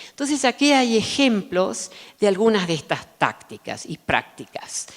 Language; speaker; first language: Spanish; early bilingual, other home language; Dutch